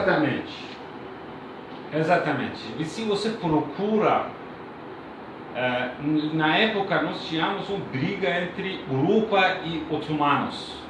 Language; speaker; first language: Portuguese; non-native, learner; Persian